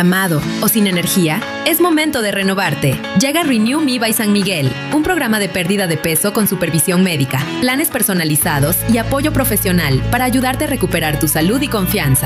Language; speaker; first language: Spanish; native; Spanish